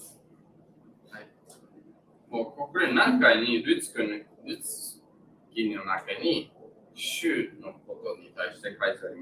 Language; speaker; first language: Japanese; non-native, learner; English